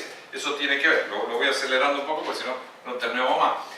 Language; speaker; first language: Spanish; native; Spanish